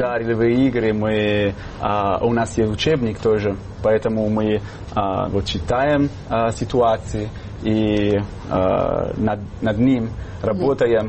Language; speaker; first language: Russian; non-native, fluent; Italian